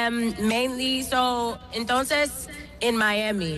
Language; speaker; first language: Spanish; non-native, learner; English